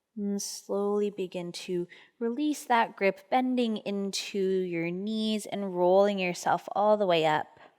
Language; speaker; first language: English; native; English